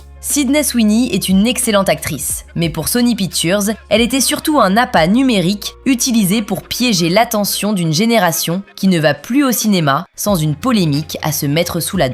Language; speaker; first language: French; native; French